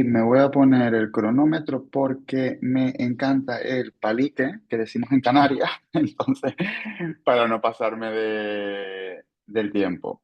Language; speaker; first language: Spanish; native; Spanish